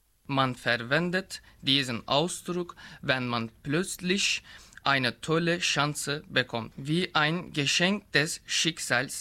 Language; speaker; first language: German; non-native, learner; Turkish